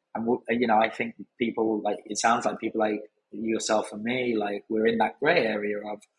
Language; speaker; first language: English; native; English